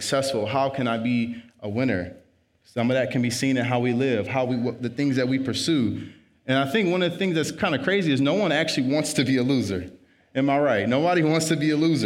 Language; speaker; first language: English; native; English